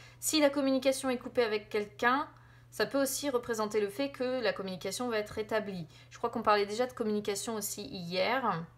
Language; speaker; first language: French; native; French